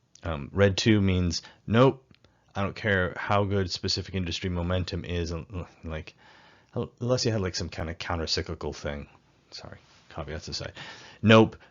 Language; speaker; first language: English; native; English